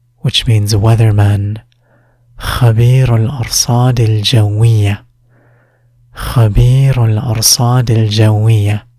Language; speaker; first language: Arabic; non-native, fluent; English